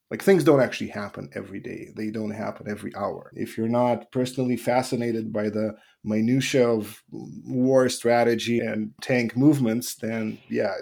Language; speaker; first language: English; non-native, fluent; Russian